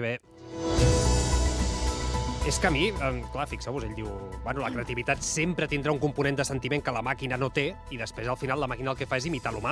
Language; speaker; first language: Catalan; native; Catalan